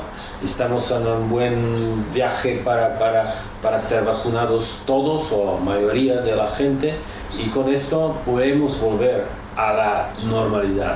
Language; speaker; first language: Spanish; non-native, fluent; Czech